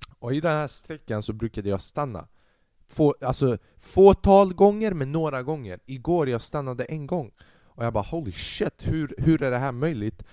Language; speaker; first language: Swedish; early bilingual, other home language; Albanian